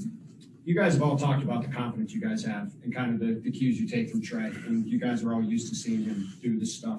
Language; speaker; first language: English; native; English